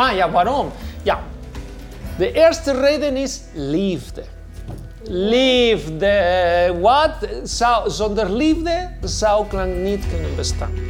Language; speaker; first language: Dutch; non-native, fluent; Spanish